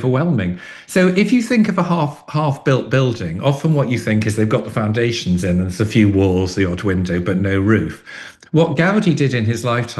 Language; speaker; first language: English; native; English